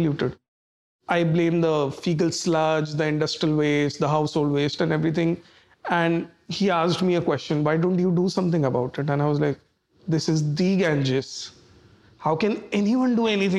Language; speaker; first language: English; non-native, local second language; Hindi